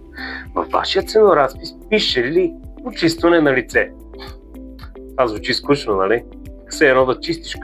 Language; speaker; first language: Bulgarian; native; Bulgarian